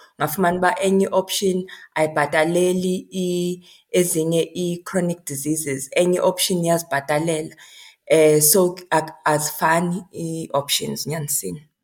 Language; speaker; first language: Xhosa; non-native, local second language; Zulu